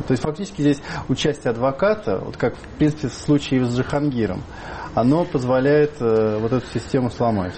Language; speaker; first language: Russian; native; Russian